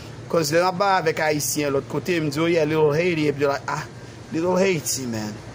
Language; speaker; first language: French; native; French